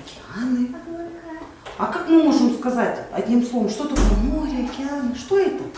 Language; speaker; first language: Russian; native; Russian